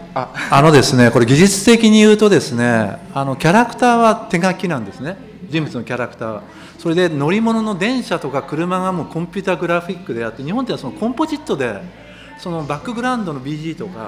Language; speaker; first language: Japanese; native; Japanese